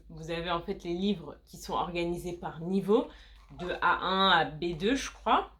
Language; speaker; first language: French; native; French